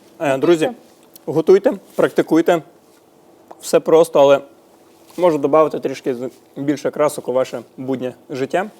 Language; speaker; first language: Ukrainian; native; Ukrainian